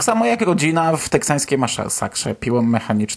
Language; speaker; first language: Polish; native; Polish